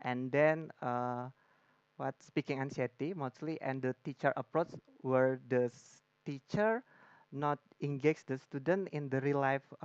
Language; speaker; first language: English; non-native, learner; Indonesian